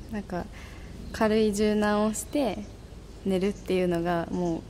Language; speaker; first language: Japanese; native; Japanese